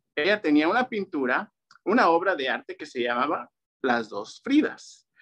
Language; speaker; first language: Spanish; early bilingual, other home language; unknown